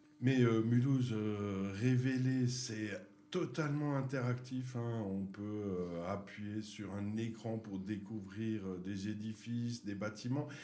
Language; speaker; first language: French; native; French